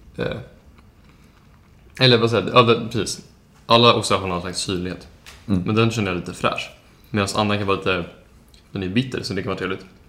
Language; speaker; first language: Swedish; native; Swedish